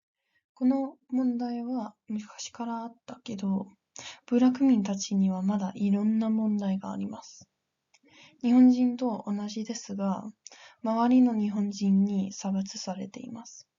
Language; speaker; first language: Japanese; non-native, learner; English